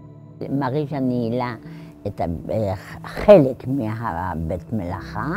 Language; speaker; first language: Hebrew; non-native, fluent; Polish